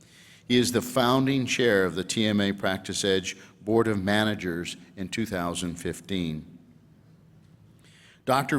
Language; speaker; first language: English; native; English